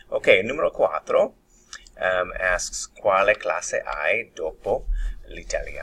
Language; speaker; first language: Italian; non-native, fluent; English